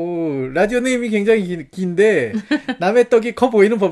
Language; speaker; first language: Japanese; non-native, learner; Korean